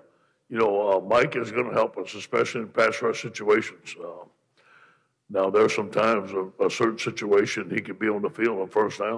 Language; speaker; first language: English; native; English